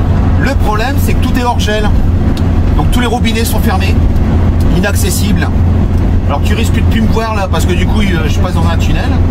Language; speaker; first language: French; native; French